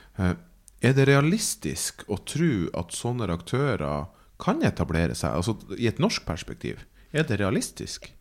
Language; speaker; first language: Norwegian; native; Norwegian